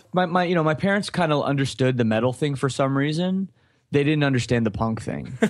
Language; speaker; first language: English; native; English